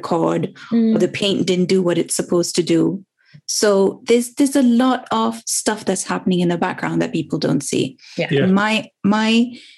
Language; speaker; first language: English; non-native, local second language; Urdu